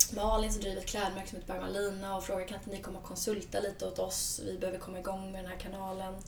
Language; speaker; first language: Swedish; native; Swedish